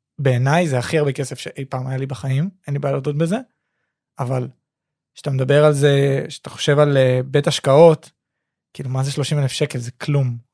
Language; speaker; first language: Hebrew; native; Hebrew